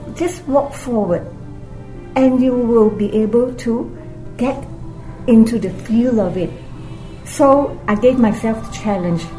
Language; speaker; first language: English; non-native, local second language; Cantonese